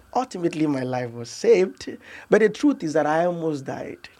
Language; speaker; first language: English; non-native, local second language; Igbo